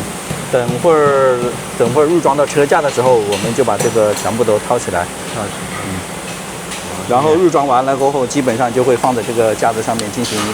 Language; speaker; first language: Chinese; native; Chinese